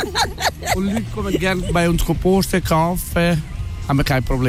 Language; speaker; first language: German; non-native, learner; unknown